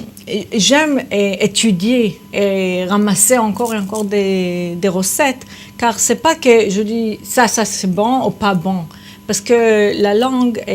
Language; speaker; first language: French; non-native, fluent; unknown